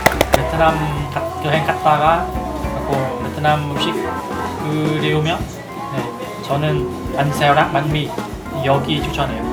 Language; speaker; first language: Korean; non-native, fluent; Vietnamese